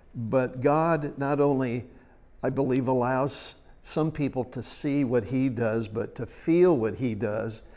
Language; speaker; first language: English; native; English